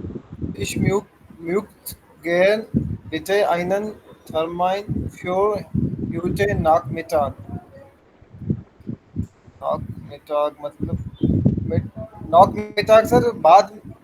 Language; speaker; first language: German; non-native, learner; Urdu